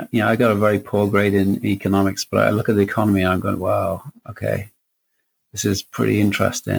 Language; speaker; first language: English; native; English